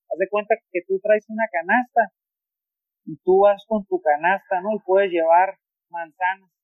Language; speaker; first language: Spanish; native; Spanish